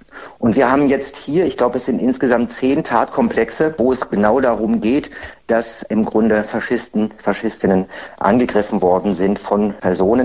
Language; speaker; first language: German; native; German